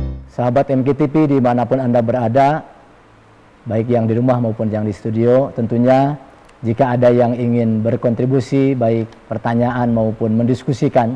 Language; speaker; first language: Indonesian; native; Indonesian